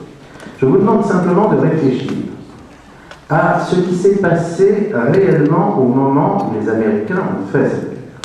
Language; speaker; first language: French; native; French